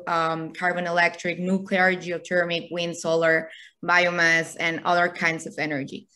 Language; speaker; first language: English; non-native, fluent; Spanish